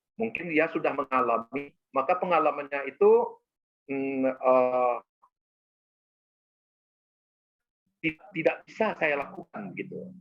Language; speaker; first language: Indonesian; native; Indonesian